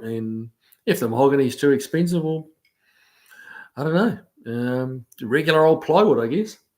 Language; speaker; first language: English; native; English